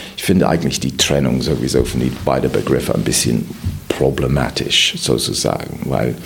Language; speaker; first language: German; non-native, fluent; English